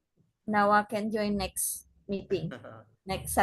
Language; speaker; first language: English; non-native, learner; Indonesian